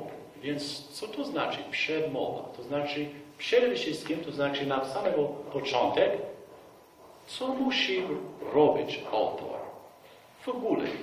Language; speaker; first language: Polish; non-native, fluent; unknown